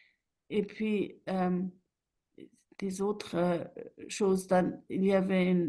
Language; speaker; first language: French; non-native, fluent; German